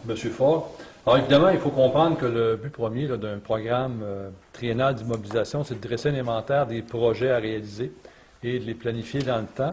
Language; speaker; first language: French; native; French